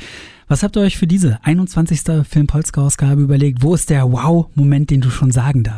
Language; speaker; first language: German; native; German